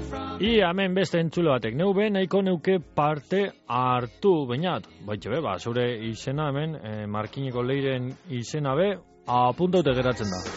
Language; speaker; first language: Basque; native; Basque